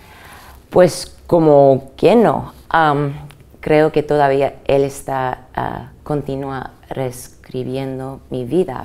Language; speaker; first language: Spanish; early bilingual, heritage; English